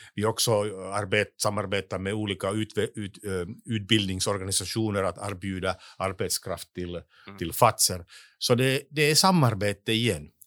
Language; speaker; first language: Swedish; non-native, local second language; Finnish